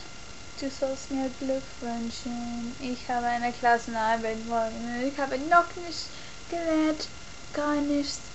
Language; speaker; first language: German; non-native, learner; English